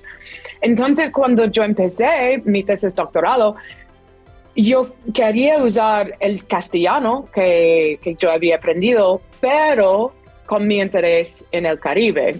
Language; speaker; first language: Spanish; non-native, fluent; English